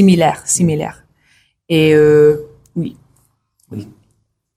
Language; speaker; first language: French; non-native, learner; English